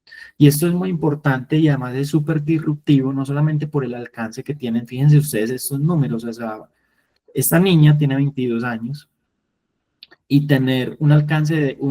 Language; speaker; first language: Spanish; native; Spanish